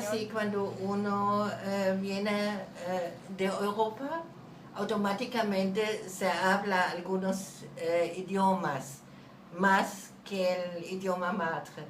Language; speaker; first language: Spanish; non-native, fluent; German